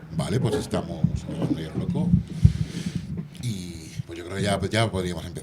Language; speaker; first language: Spanish; native; Spanish